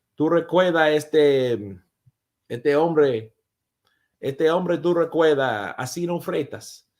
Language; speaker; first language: Spanish; non-native, learner; English